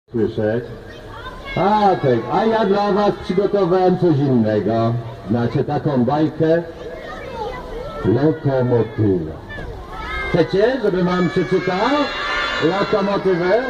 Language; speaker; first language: Polish; native; Polish